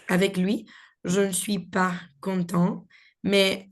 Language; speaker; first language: French; non-native, learner; Spanish